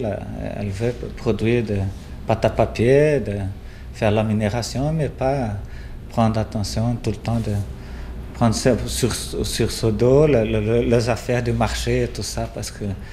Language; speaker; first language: French; non-native, fluent; Portuguese